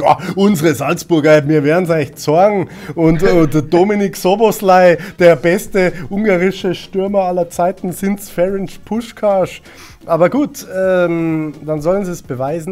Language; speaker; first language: German; native; German